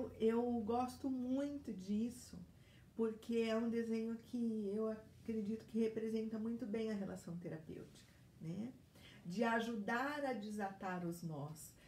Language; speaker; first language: Portuguese; native; Portuguese